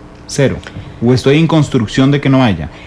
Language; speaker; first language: Spanish; native; Spanish